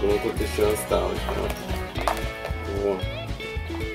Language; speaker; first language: Russian; native; Russian